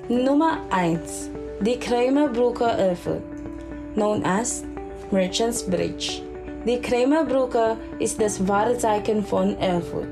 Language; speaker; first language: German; non-native, learner; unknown